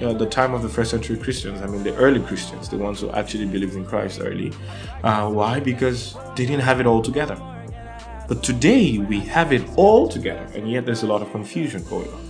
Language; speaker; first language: English; non-native, local second language; Yoruba